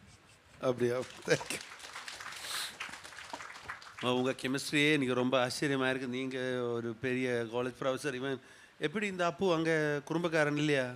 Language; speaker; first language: Tamil; non-native, learner; Malayalam